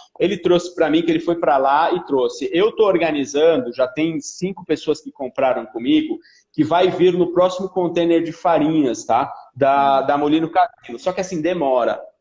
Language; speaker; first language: Portuguese; early bilingual, other home language; Italian